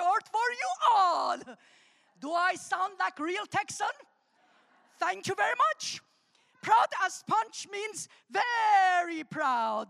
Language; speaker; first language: English; non-native, fluent; Armenian